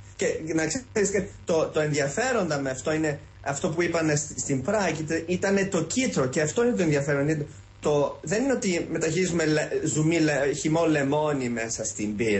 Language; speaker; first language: Greek; early bilingual, heritage; Greek